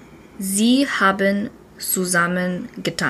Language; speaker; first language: German; non-native, learner; English